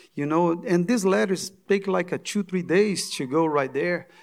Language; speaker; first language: English; non-native, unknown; Portuguese